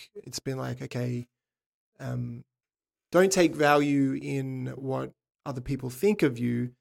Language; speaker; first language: English; native; English